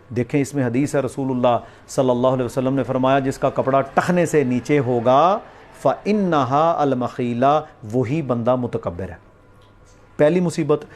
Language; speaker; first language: Urdu; non-native, local second language; Punjabi